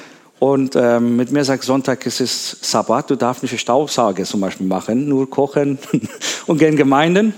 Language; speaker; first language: German; non-native, learner; Persian